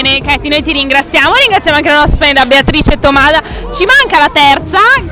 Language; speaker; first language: Italian; native; Italian